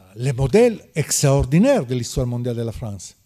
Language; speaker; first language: French; non-native, learner; Italian